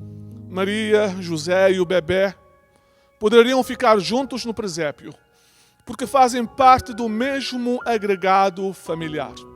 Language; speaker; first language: Portuguese; native; Portuguese